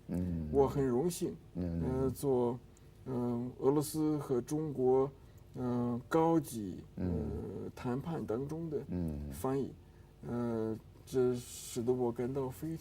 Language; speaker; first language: Chinese; non-native, fluent; Russian